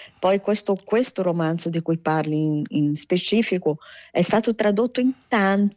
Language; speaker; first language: Italian; non-native, fluent; Portuguese